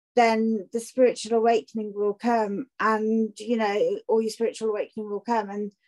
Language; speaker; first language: English; native; English